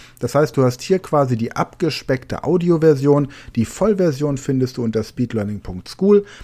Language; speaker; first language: German; native; German